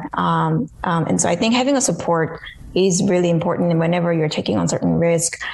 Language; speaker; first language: English; early bilingual, other home language; Korean